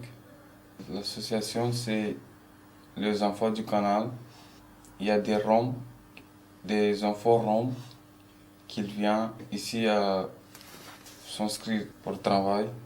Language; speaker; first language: French; early bilingual, other home language; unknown